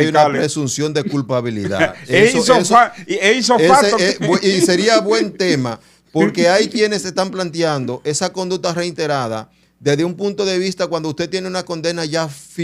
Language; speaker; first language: Spanish; native; Spanish